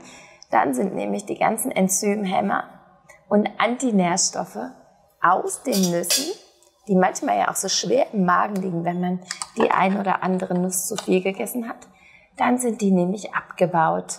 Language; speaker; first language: German; native; German